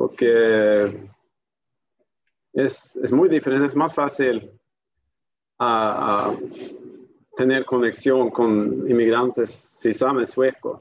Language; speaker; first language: Spanish; non-native, fluent; Swedish